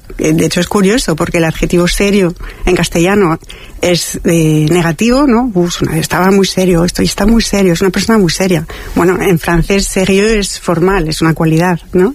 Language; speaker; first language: Spanish; non-native, fluent; French